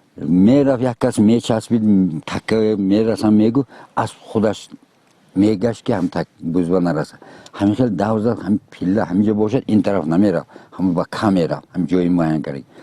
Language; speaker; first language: Tajik; native; Tajik